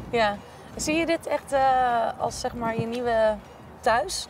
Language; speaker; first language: Dutch; native; Dutch